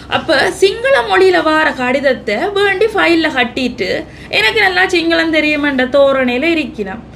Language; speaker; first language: Tamil; native; Tamil